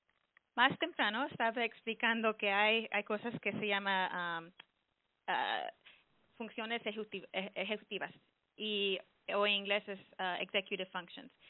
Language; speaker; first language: Spanish; early bilingual, heritage; English